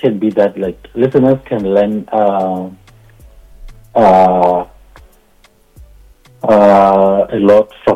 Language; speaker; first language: English; non-native, local second language; Northern Sotho